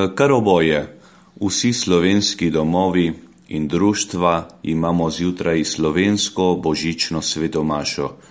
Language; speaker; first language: Slovenian; early bilingual, heritage; Slovenian